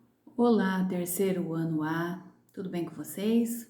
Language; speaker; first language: Portuguese; native; Portuguese